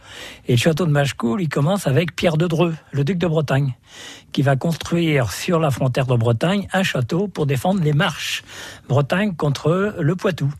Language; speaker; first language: French; native; French